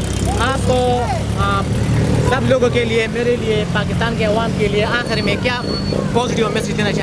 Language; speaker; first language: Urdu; non-native, local second language; Pashto